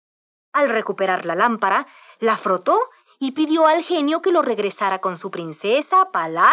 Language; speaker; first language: Spanish; native; Spanish